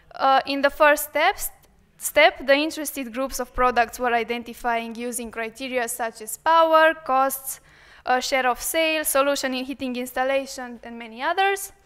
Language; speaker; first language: English; non-native, fluent; Romanian